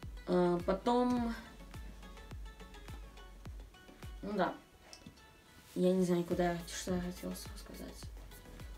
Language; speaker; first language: Russian; early bilingual, other home language; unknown